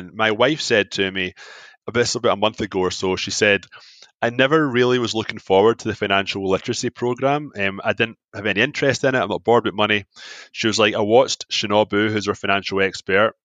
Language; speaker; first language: English; native; English